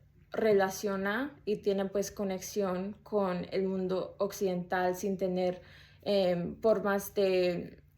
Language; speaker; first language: Spanish; early bilingual, heritage; Spanish